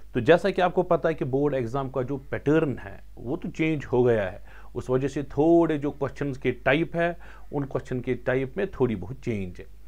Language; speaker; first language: Hindi; non-native, local second language; Kashmiri